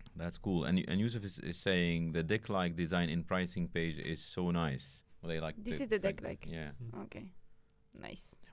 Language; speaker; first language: English; non-native, fluent; Arabic